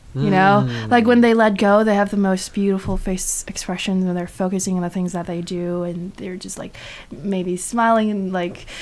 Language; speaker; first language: English; non-native, fluent; Chinese